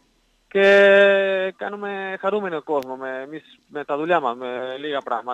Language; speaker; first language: Greek; non-native, learner; Spanish